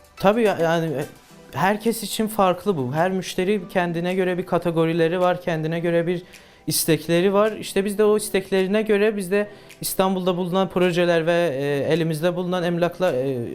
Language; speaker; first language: Turkish; non-native, fluent; Persian